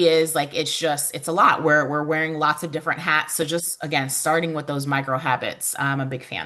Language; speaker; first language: English; native; English